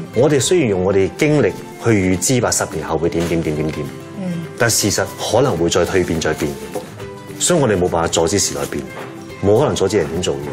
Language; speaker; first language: Cantonese; early bilingual, other home language; Chinese